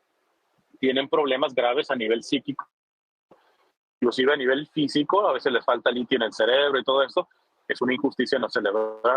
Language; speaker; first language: Spanish; native; Spanish